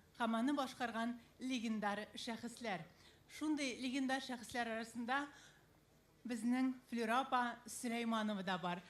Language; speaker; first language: Tatar; native; Tatar